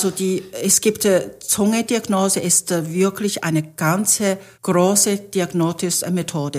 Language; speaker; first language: German; non-native, fluent; Chinese